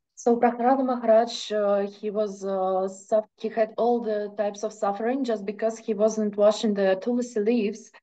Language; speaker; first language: English; non-native, fluent; Russian